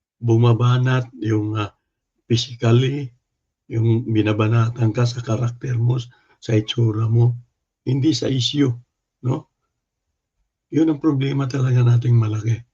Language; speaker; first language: Filipino; non-native, local second language; Cebuano